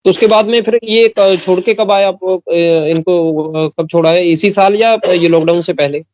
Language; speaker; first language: Hindi; non-native, local second language; Punjabi